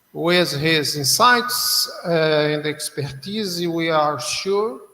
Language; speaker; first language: English; non-native, learner; Portuguese